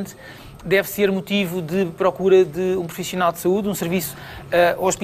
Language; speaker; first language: Portuguese; native; Portuguese